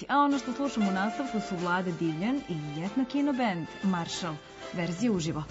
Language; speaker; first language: Serbian; native; Serbian